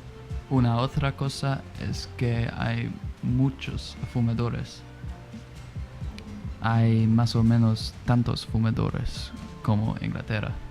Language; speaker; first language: Spanish; non-native, learner; English